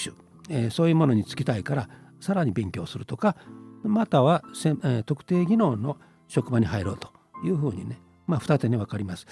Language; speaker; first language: Japanese; native; Japanese